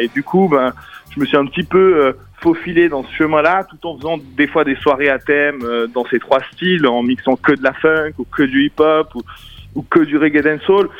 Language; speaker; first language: French; native; French